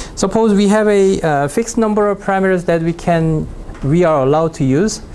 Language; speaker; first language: English; non-native, fluent; Korean